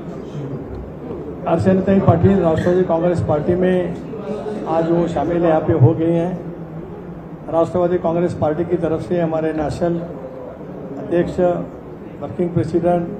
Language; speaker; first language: Hindi; non-native, local second language; Marathi